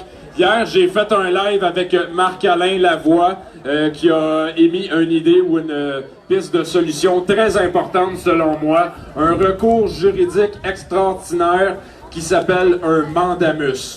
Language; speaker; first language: French; native; French